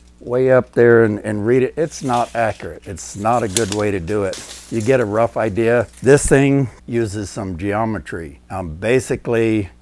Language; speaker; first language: English; native; English